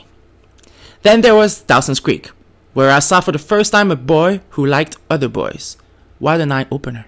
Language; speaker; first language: English; non-native, fluent; French